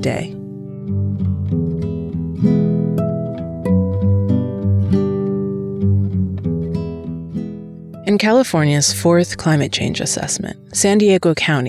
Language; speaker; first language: English; native; English